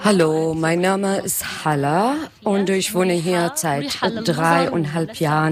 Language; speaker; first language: German; non-native, learner; Arabic